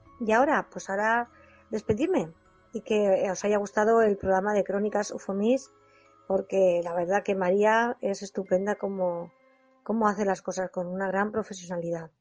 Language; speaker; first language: Spanish; native; Spanish